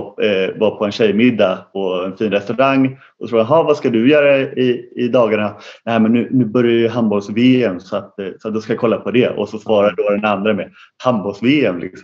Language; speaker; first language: Swedish; native; Swedish